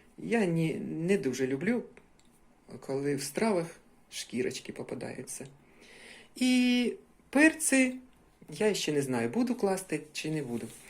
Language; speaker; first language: Ukrainian; non-native, local second language; Russian